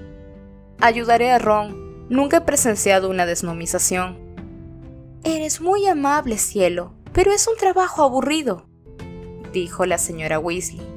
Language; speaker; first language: Spanish; native; Spanish